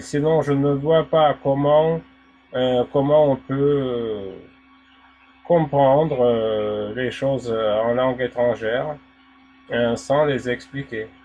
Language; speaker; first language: French; non-native, fluent; Russian